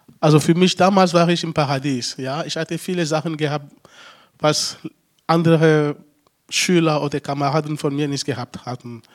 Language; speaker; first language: German; non-native, fluent; Ewe